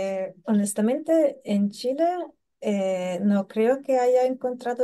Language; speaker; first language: Spanish; non-native, learner; English